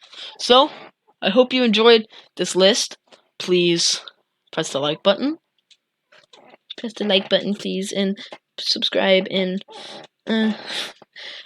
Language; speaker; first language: English; native; English